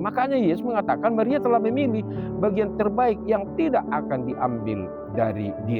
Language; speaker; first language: Indonesian; native; Indonesian